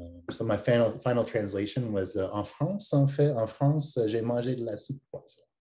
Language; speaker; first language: French; non-native, fluent; English